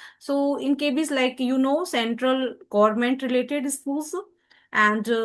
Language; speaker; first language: English; non-native, learner; Hindi